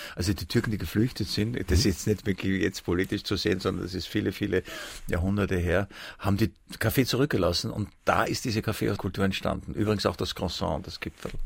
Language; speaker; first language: German; native; German